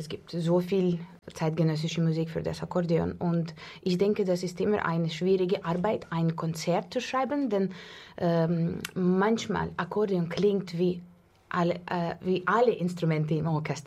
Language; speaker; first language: German; non-native, fluent; Russian